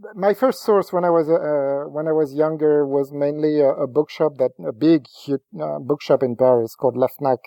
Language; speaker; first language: English; non-native, fluent; French